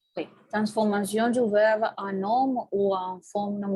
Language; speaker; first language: French; non-native, learner; Spanish